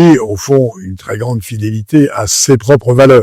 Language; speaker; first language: French; native; French